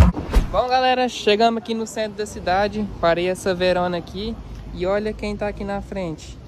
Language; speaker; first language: Portuguese; native; Portuguese